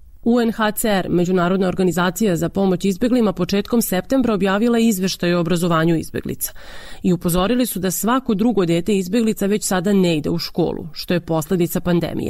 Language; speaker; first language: Serbian; native; Serbian